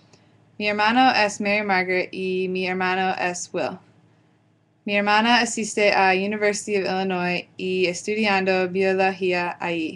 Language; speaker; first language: Spanish; non-native, learner; English